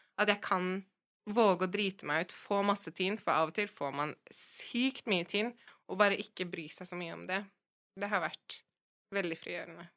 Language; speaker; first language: Norwegian; native; Norwegian